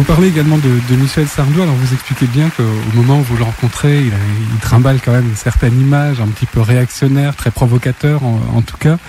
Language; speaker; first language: French; native; French